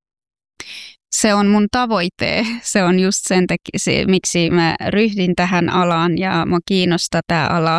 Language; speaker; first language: Finnish; non-native, fluent; Persian